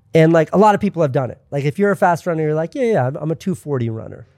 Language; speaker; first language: English; native; English